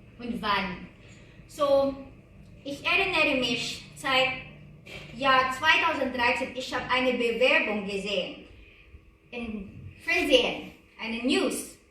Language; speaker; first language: German; non-native, learner; Filipino